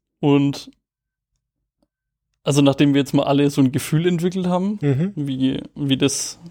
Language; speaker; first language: German; native; German